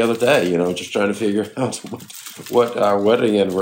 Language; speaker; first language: English; native; English